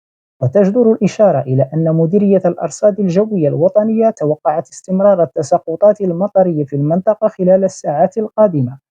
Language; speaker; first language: Arabic; native; Arabic